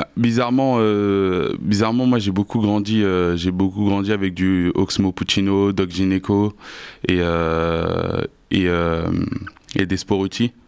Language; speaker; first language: French; native; French